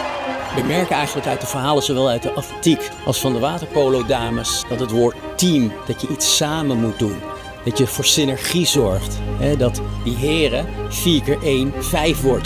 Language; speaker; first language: Dutch; native; Dutch